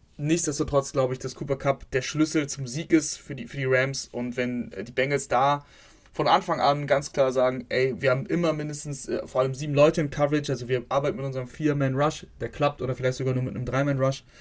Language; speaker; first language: German; native; German